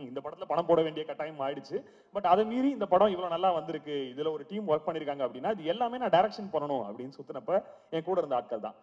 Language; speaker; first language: Tamil; native; Tamil